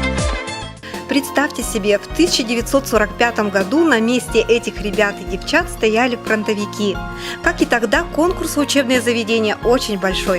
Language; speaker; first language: Russian; native; Russian